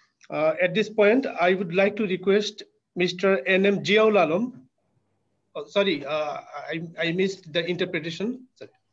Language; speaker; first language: English; non-native, local second language; Bangla